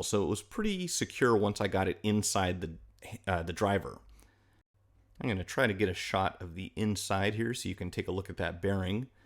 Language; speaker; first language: English; native; English